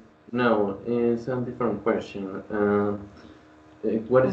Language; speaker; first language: English; non-native, learner; Spanish